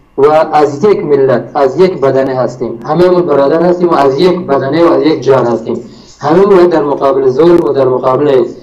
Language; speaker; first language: Persian; non-native, local second language; Baluchi